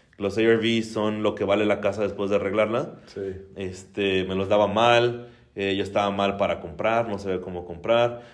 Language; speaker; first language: Spanish; native; Spanish